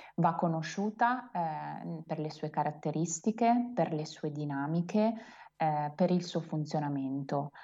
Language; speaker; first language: Italian; native; Italian